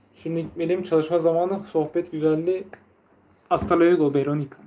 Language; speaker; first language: Spanish; non-native, fluent; Turkish